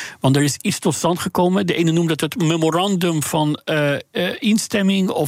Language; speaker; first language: Dutch; non-native, fluent; Persian